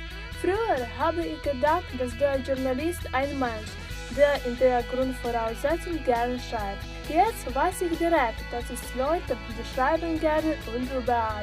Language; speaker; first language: German; non-native, learner; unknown